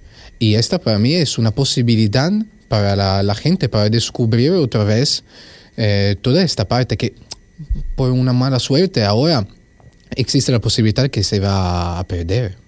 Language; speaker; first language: Spanish; non-native, fluent; Italian